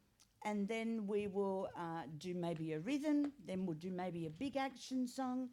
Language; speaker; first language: English; native; English